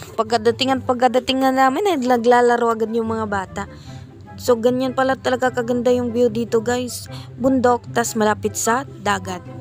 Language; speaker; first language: Filipino; non-native, local second language; Cebuano